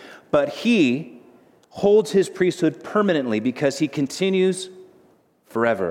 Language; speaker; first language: English; native; English